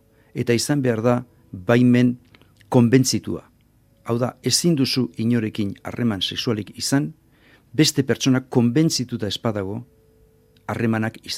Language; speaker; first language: Basque; native; Basque